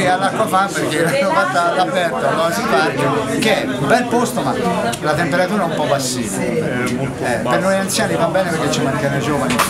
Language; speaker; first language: Italian; native; Italian